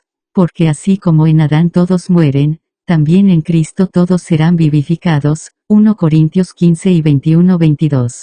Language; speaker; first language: Spanish; native; Spanish